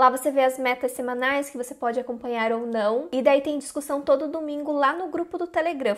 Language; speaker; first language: Portuguese; native; Portuguese